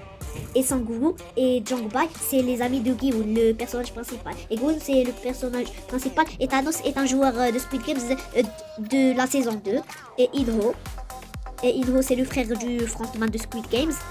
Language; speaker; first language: French; non-native, local second language; Arabic